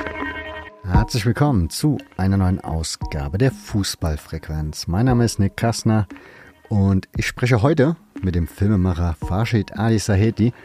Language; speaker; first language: German; native; German